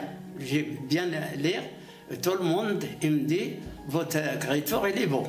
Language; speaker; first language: French; non-native, learner; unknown